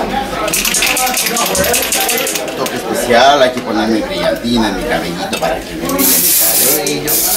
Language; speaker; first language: Spanish; early bilingual, heritage; Spanish